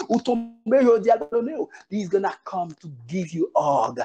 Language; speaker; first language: English; non-native, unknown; Haitian Creole